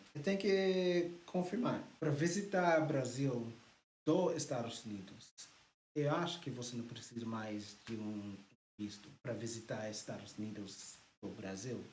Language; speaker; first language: Portuguese; non-native, learner; English